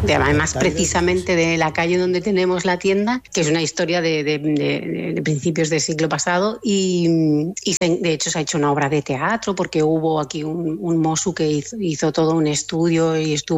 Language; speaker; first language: Spanish; native; Spanish